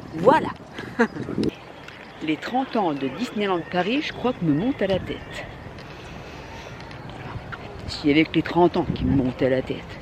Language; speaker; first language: French; native; French